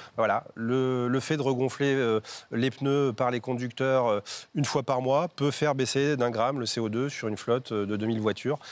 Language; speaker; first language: French; native; French